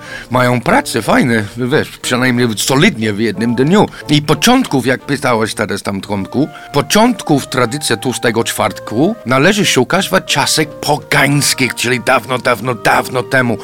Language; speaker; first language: Polish; non-native, fluent; English